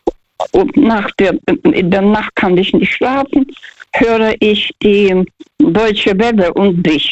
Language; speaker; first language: German; non-native, fluent; Russian